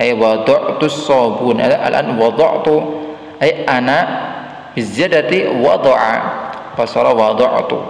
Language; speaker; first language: Arabic; non-native, fluent; Indonesian